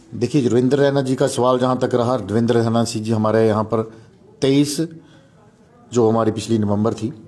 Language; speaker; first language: Hindi; non-native, local second language; Dogri